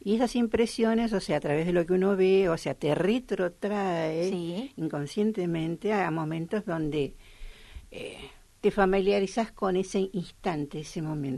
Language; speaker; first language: Spanish; native; Spanish